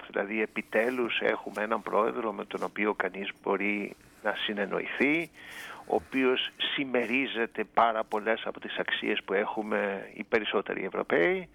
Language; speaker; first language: Greek; native; Greek